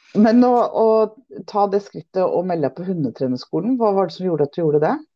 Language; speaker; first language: Norwegian; native; Norwegian